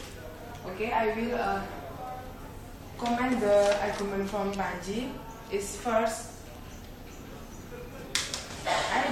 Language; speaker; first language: English; non-native, learner; Indonesian